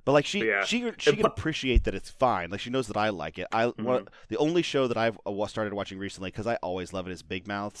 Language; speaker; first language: English; native; English